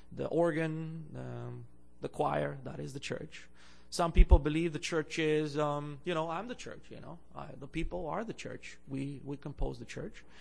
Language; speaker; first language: English; non-native, fluent; Bulgarian